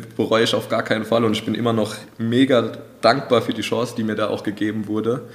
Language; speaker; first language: German; native; German